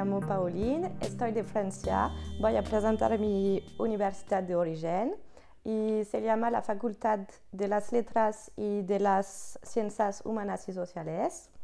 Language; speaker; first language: Spanish; non-native, learner; French